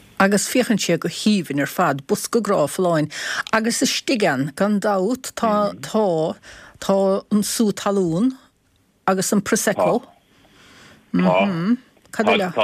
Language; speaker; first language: Irish; native; Irish